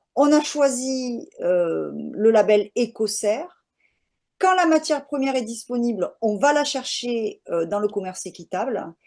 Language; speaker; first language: French; native; French